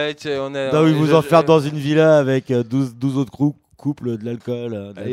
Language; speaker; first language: French; native; French